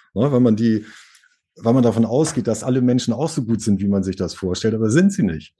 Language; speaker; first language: German; native; German